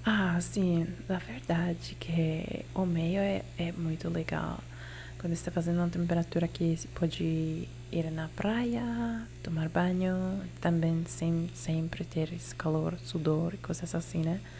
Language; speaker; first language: Portuguese; non-native, learner; Italian